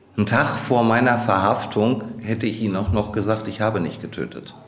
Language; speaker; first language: German; native; German